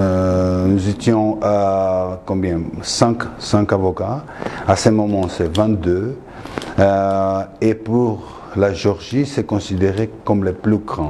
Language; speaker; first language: French; non-native, fluent; Georgian